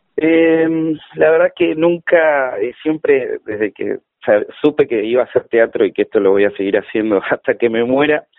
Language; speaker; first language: Spanish; native; Spanish